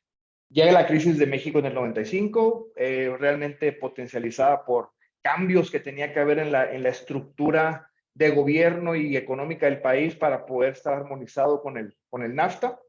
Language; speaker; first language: Spanish; native; Spanish